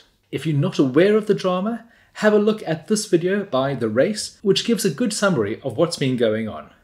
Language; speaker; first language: English; native; English